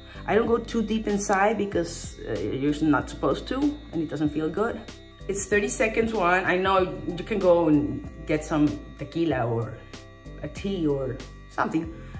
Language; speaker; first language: English; non-native, fluent; Spanish